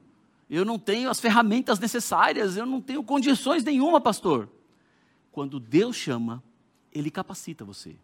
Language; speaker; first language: Portuguese; native; Portuguese